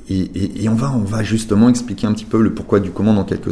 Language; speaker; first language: French; native; French